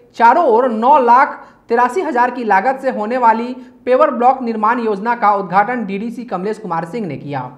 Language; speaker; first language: Hindi; native; Hindi